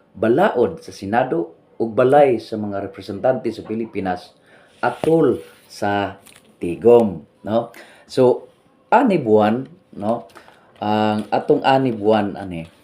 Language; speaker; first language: Cebuano; non-native, local second language; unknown